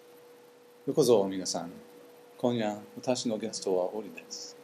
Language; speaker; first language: Japanese; non-native, learner; English